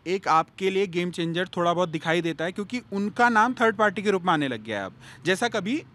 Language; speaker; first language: Hindi; native; Hindi